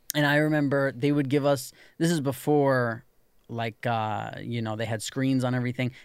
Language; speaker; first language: English; native; English